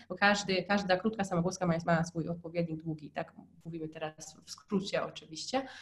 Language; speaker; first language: Polish; non-native, fluent; Hungarian